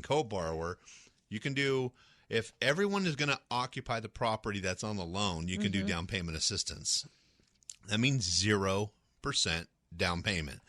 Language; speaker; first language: English; native; English